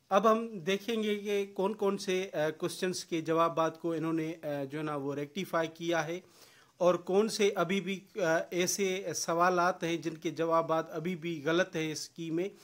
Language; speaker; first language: Urdu; non-native, local second language; Sindhi